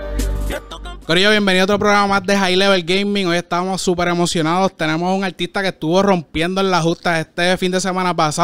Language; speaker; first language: Spanish; native; Spanish